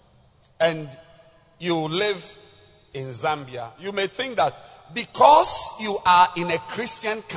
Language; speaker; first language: English; non-native, local second language; Akan